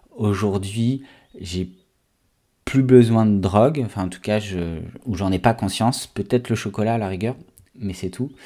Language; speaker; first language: French; native; French